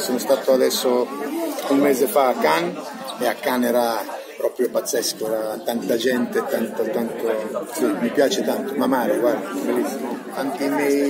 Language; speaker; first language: Italian; non-native, fluent; Serbian